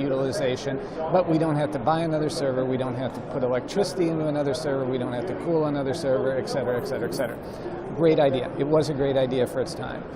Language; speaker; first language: English; native; English